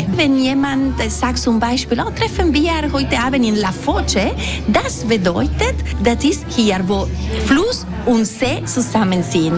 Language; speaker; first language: German; non-native, local second language; Italian